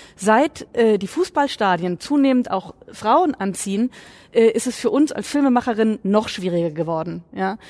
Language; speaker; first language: German; native; German